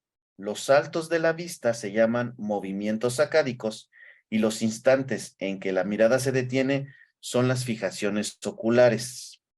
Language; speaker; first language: Spanish; native; Spanish